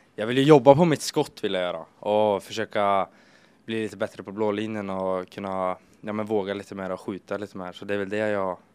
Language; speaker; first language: Swedish; native; Swedish